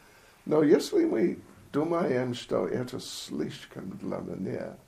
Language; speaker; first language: Russian; non-native, fluent; English